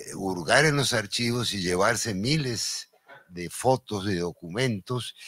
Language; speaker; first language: Spanish; native; Spanish